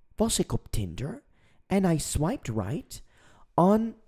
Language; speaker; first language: Dutch; non-native, fluent; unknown